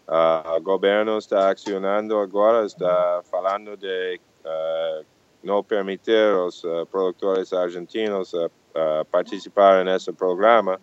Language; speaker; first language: Portuguese; non-native, fluent; English